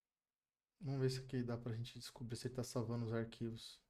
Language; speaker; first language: Portuguese; native; Portuguese